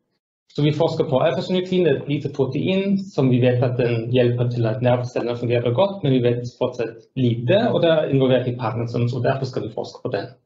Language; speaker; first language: Norwegian; non-native, fluent; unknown